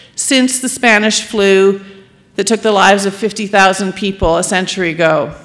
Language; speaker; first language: English; native; English